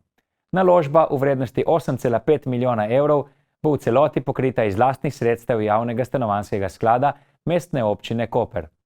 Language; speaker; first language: Slovenian; native; Slovenian